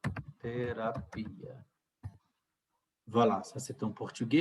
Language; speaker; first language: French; non-native, fluent; Portuguese